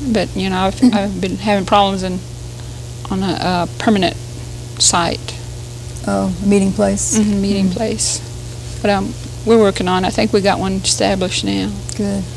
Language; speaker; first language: English; early bilingual, other home language; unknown